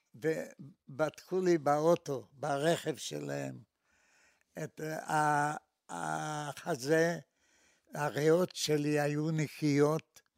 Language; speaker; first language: Hebrew; non-native, fluent; Polish